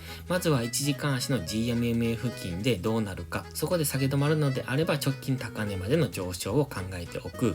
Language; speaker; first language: Japanese; native; Japanese